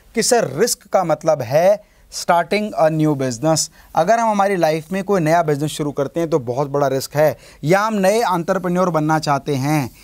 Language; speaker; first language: Hindi; native; Hindi